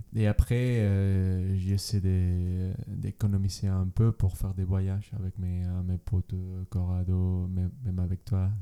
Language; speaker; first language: French; non-native, fluent; Spanish